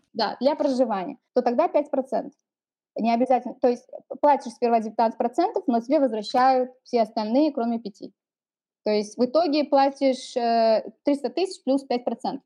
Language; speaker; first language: Russian; native; Russian